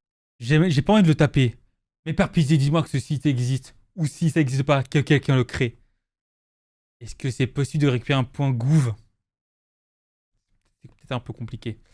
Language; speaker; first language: French; native; French